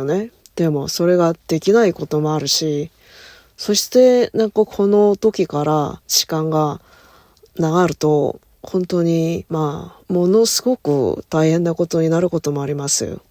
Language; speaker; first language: Japanese; non-native, learner; Korean